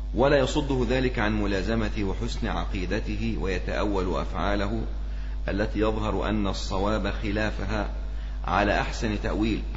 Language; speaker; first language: Arabic; native; Arabic